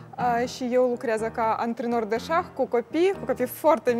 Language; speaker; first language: Romanian; non-native, learner; Russian